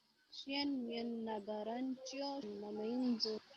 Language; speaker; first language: Chinese; non-native, learner; Urdu